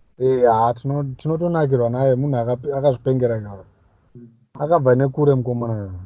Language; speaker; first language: Shona; non-native, local second language; English